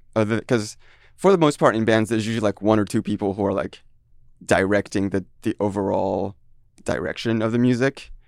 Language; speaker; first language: English; early bilingual, heritage; French